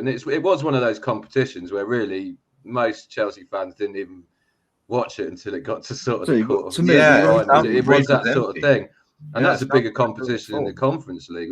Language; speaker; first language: English; native; English